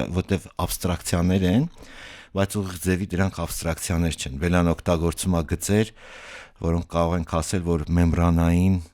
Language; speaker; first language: Armenian; native; Armenian